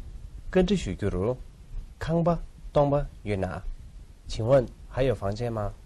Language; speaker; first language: Chinese; non-native, local second language; Tibetan